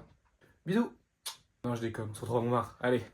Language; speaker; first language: French; native; French